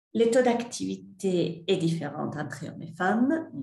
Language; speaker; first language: French; non-native, fluent; Spanish